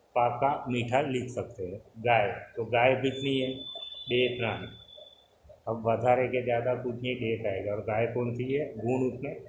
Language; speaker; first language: Hindi; non-native, local second language; Gujarati